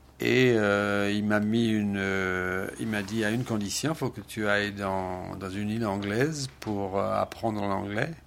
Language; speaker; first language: French; native; French